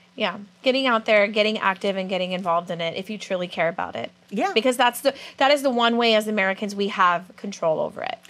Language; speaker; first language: English; native; English